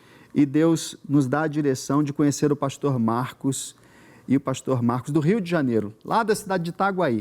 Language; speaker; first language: Portuguese; native; Portuguese